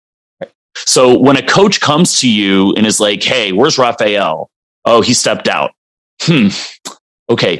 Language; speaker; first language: English; native; English